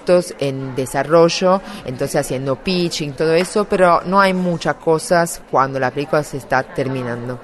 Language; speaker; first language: Spanish; non-native, fluent; Italian